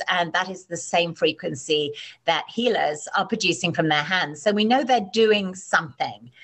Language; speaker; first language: English; native; English